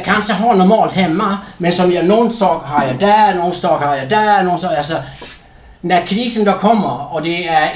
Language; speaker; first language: Swedish; non-native, fluent; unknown